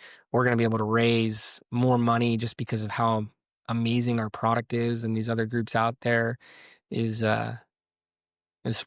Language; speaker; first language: English; native; English